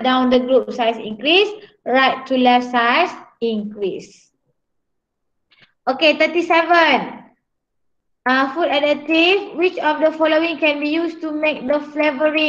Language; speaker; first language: English; non-native, local second language; Malay